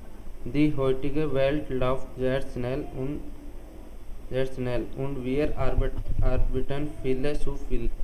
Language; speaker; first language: German; non-native, learner; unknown